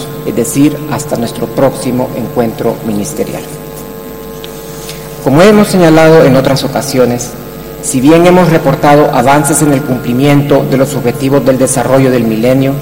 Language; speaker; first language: Spanish; native; Spanish